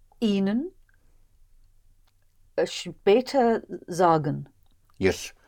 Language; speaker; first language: German; non-native, learner; English